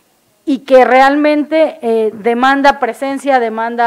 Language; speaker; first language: Spanish; native; Spanish